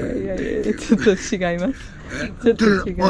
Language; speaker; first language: Japanese; non-native, fluent; English